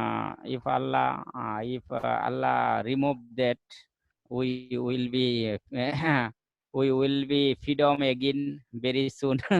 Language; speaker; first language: English; non-native, learner; Bangla